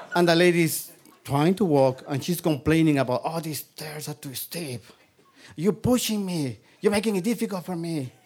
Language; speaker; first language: English; non-native, fluent; Spanish